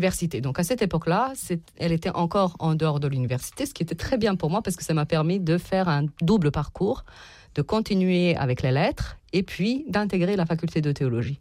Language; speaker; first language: French; non-native, fluent; Serbian